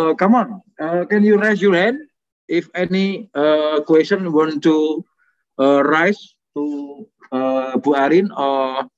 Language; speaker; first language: English; non-native, fluent; Indonesian